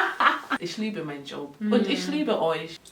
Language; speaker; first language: German; non-native, fluent; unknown